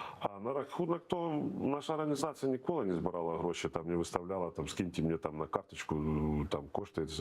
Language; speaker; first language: Ukrainian; non-native, local second language; Russian